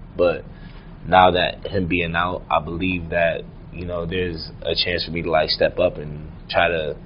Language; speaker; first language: English; native; English